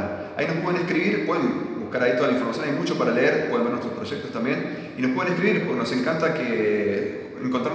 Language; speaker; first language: Spanish; native; Spanish